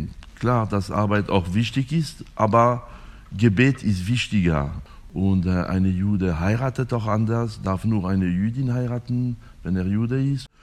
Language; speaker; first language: German; non-native, fluent; French